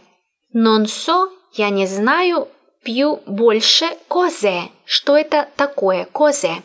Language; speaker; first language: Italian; non-native, fluent; Russian